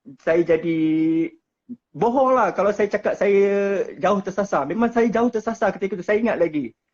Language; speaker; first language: Malay; native; Malay